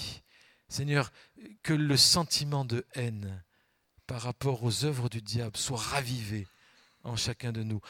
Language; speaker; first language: French; native; French